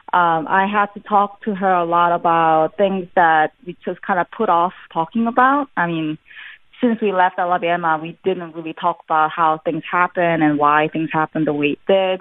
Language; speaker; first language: English; non-native, fluent; Korean